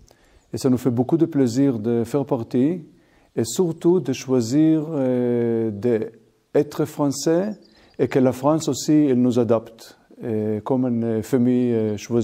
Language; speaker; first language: French; non-native, fluent; Hebrew